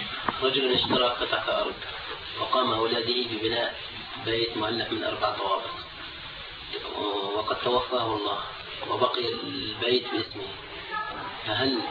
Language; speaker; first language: Arabic; native; Arabic